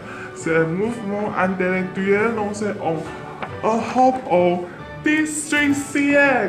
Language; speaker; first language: French; non-native, learner; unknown